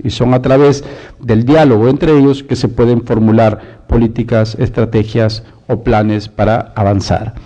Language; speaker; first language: Spanish; native; Spanish